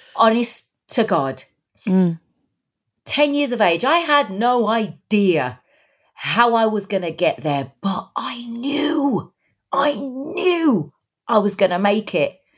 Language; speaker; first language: English; native; English